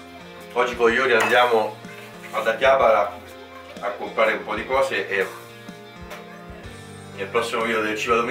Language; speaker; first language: Italian; native; Italian